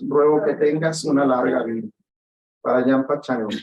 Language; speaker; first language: Spanish; native; Spanish